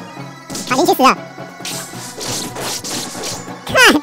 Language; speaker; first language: Chinese; native; Chinese